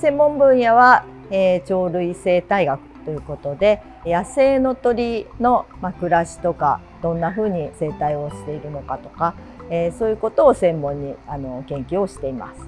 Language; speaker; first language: Japanese; native; Japanese